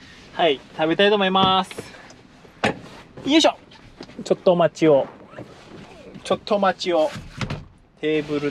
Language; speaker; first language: Japanese; native; Japanese